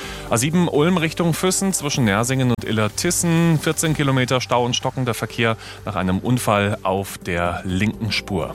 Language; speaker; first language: German; native; German